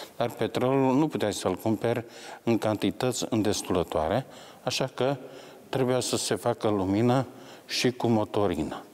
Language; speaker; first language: Romanian; non-native, local second language; Slovak